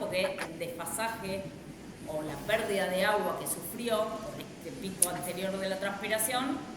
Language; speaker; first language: Spanish; native; Spanish